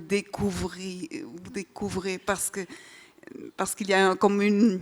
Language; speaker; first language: French; non-native, learner; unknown